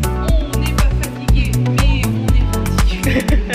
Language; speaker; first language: French; native; French